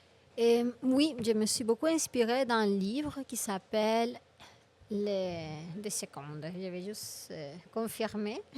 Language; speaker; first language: French; non-native, fluent; Spanish